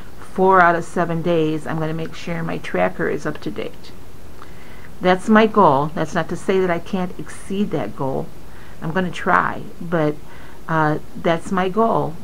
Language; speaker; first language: English; native; English